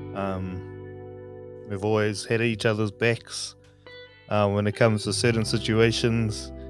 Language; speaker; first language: English; native; English